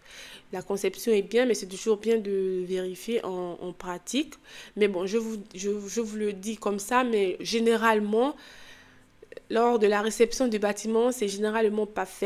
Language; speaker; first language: French; native; French